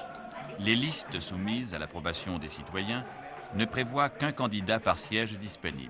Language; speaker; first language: French; native; French